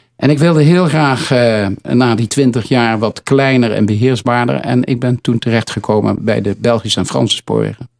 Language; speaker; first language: Dutch; native; Dutch